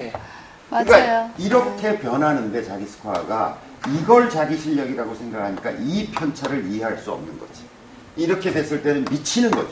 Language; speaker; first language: Korean; native; Korean